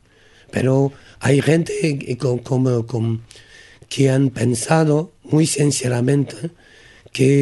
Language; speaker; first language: Spanish; non-native, learner; French